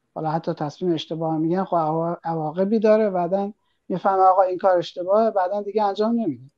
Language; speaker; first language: Persian; native; Persian